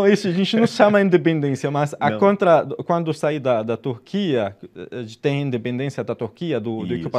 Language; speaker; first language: Portuguese; non-native, fluent; Arabic